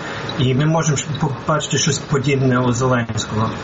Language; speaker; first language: Ukrainian; non-native, fluent; English